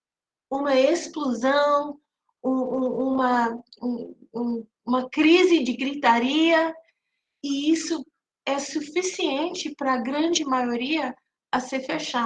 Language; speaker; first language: Portuguese; non-native, fluent; English